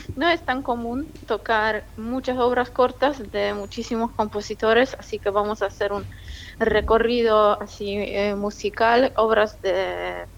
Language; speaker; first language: Spanish; non-native, fluent; Polish